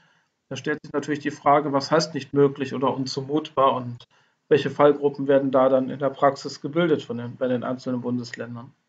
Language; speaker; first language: German; native; German